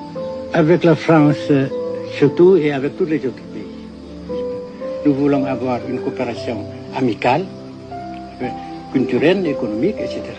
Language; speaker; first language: French; non-native, fluent; Vietnamese